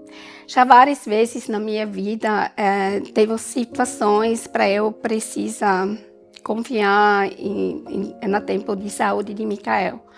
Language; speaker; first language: Portuguese; non-native, learner; German